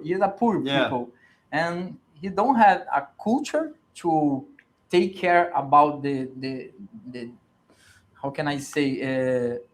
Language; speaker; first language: English; non-native, learner; Portuguese